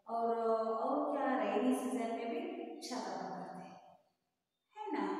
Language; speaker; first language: Hindi; non-native, local second language; Kannada